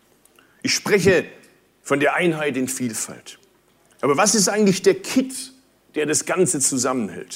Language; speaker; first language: German; early bilingual, other home language; Turkish